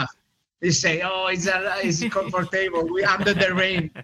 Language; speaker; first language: English; non-native, learner; Spanish